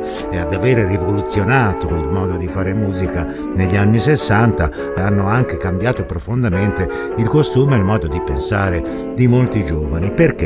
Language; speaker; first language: Italian; native; Italian